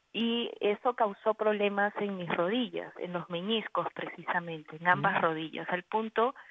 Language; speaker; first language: Spanish; native; Spanish